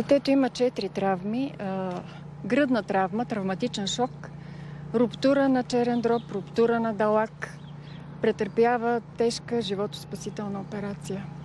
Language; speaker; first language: Bulgarian; native; Bulgarian